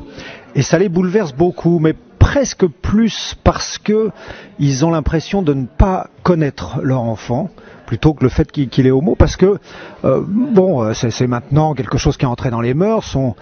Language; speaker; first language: French; native; French